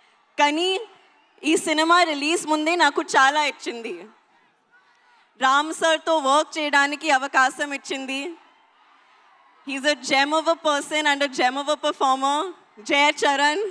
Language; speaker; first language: Telugu; non-native, local second language; Hindi